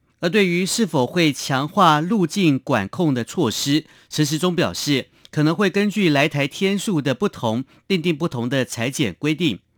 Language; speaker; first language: Chinese; non-native, local second language; Hakka Chinese